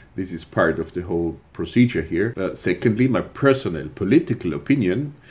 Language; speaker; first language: English; non-native, fluent; German